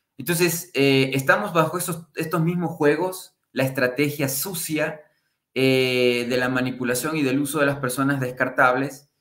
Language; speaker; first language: Spanish; native; Spanish